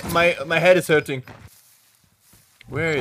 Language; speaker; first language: English; non-native, learner; German